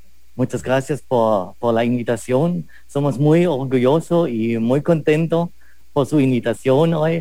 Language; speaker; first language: Spanish; non-native, fluent; German